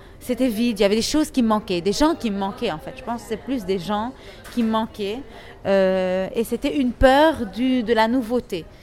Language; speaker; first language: French; non-native, local second language; Arabic